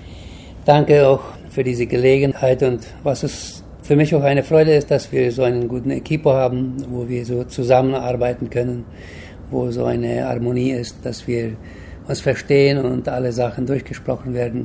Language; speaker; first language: German; early bilingual, heritage; German